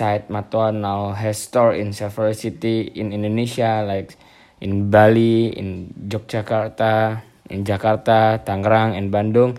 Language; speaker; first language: English; non-native, learner; Indonesian